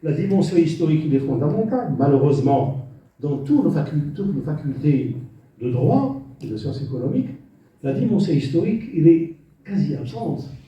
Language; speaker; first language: French; non-native, local second language; Arabic